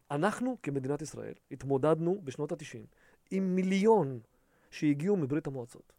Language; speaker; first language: Hebrew; early bilingual, other home language; Russian